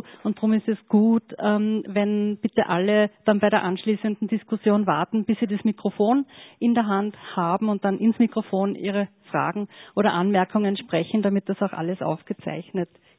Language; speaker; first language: German; native; German